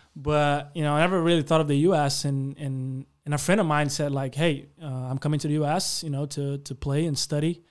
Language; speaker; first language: English; non-native, fluent; Portuguese